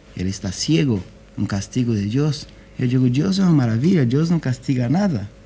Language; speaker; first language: Spanish; non-native, learner; Portuguese